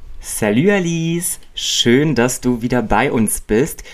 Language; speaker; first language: German; native; German